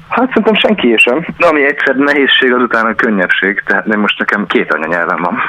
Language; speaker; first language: Hungarian; early bilingual, other home language; German